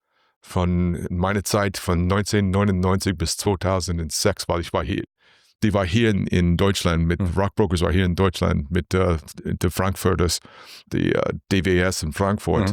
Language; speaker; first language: German; non-native, learner; English